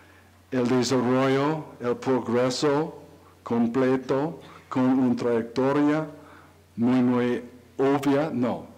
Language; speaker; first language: Spanish; non-native, learner; English